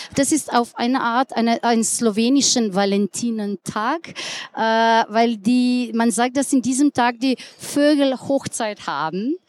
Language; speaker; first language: German; non-native, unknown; Slovenian